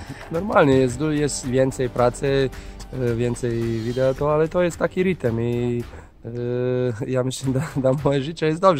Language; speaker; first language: Polish; non-native, fluent; Slovenian